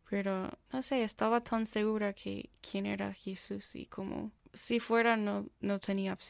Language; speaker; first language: Spanish; non-native, fluent; English